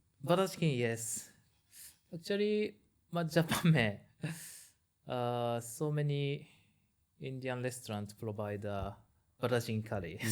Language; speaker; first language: English; non-native, learner; Japanese